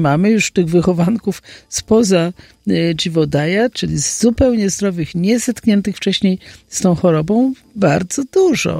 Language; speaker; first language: Polish; native; Polish